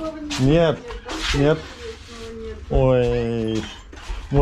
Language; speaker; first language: Russian; non-native, learner; English